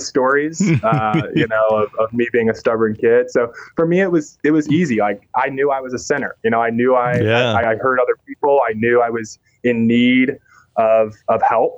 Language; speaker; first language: English; native; English